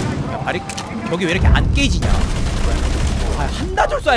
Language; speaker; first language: Korean; native; Korean